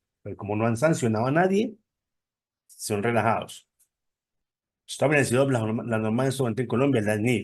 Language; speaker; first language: Spanish; native; Spanish